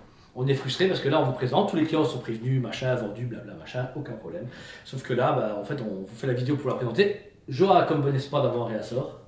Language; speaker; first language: French; native; French